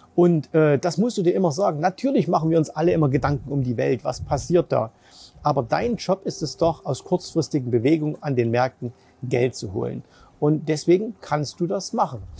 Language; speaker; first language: German; native; German